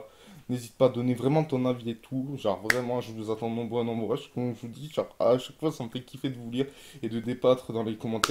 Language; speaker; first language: French; native; French